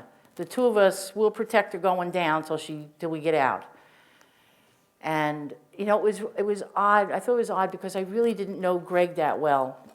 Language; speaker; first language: English; native; English